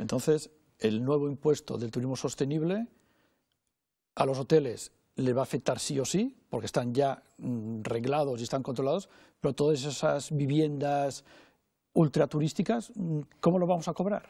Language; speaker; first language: Spanish; non-native, local second language; Catalan